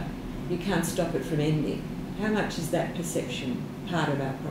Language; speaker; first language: English; native; English